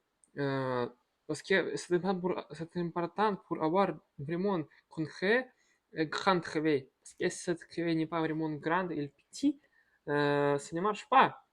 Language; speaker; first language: French; non-native, learner; Russian